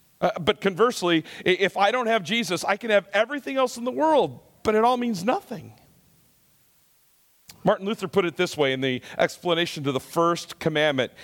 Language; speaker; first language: English; native; English